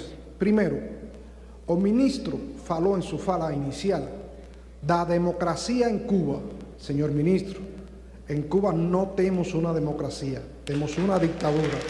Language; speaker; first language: Portuguese; non-native, fluent; Spanish